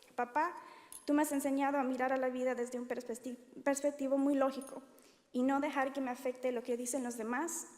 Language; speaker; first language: Spanish; early bilingual, heritage; Spanish